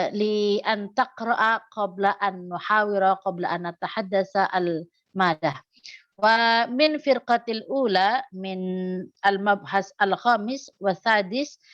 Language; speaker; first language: Arabic; non-native, fluent; Indonesian